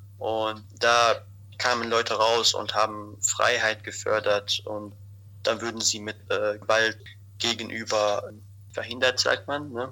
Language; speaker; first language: German; non-native, fluent; Arabic